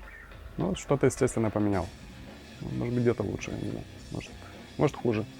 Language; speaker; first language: Russian; native; Russian